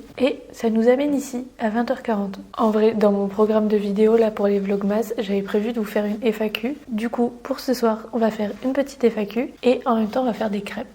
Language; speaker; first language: French; native; French